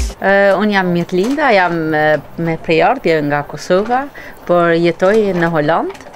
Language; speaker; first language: Albanian; early bilingual, heritage; Albanian